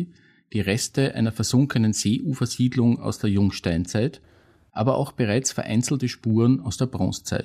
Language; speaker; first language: German; native; German